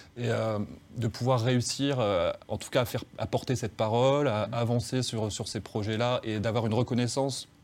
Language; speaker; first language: French; native; French